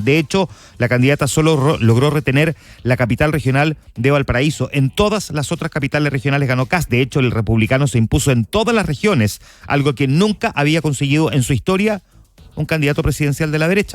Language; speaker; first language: Spanish; native; Spanish